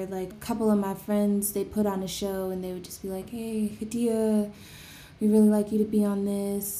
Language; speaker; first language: English; native; English